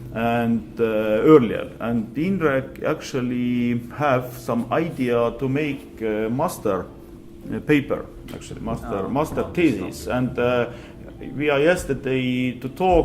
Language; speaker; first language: English; non-native, fluent; Estonian